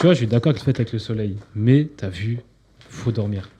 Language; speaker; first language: French; native; French